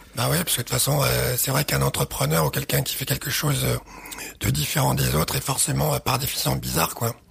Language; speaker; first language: French; early bilingual, other home language; Arabic